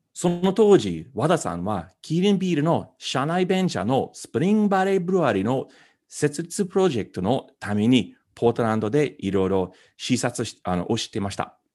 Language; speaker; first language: Japanese; non-native, fluent; English